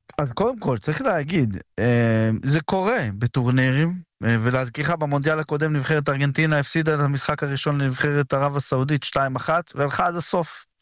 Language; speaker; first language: Hebrew; native; Hebrew